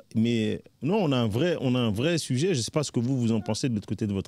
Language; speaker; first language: French; native; French